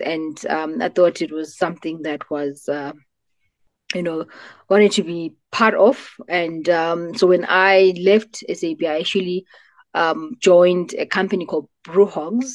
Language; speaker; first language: English; non-native, local second language; Xhosa